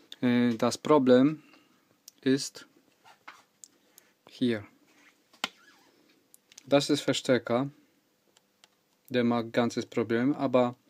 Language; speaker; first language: German; non-native, learner; Polish